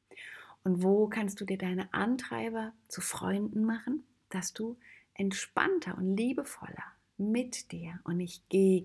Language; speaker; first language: German; native; German